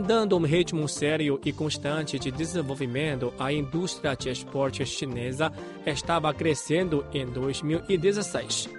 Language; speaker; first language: Portuguese; non-native, fluent; Chinese